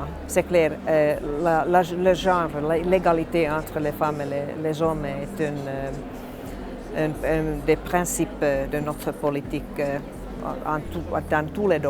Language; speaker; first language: French; non-native, fluent; Finnish